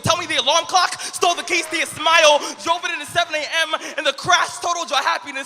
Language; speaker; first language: English; native; English